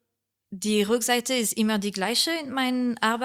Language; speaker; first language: German; non-native, learner; French